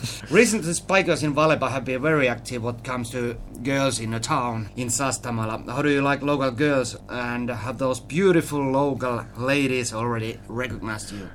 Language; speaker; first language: English; non-native, fluent; Finnish